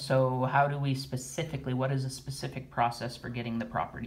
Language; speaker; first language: English; native; English